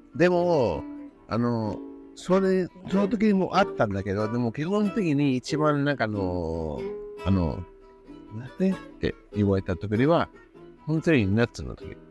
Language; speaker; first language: Japanese; non-native, learner; Spanish